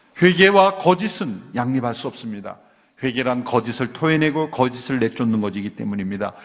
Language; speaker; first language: Korean; native; Korean